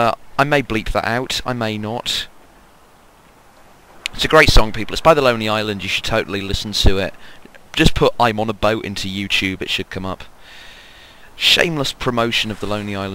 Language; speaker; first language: English; native; English